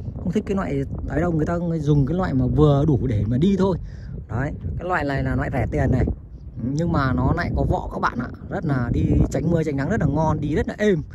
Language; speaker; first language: Vietnamese; native; Vietnamese